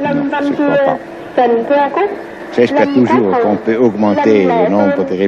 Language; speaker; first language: French; non-native, fluent; Swiss German